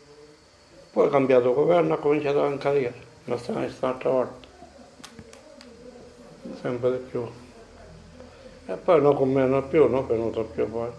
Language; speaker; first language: Italian; non-native, learner; Maltese